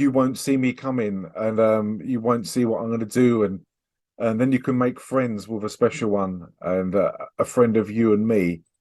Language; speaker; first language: English; native; English